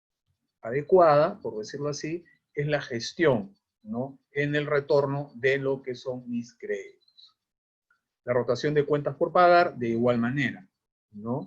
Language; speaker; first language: Spanish; native; Spanish